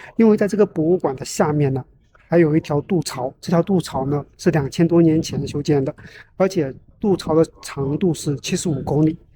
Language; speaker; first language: Chinese; native; Chinese